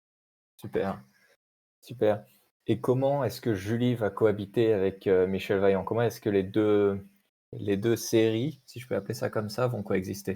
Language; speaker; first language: French; native; French